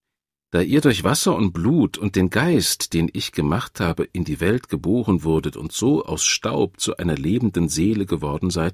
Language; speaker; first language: German; native; German